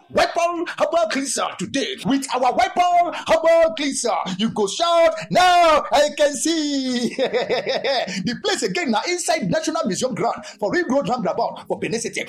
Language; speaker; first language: Nigerian Pidgin; non-native, local second language; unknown